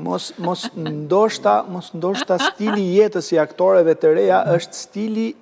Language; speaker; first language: Albanian; native; Albanian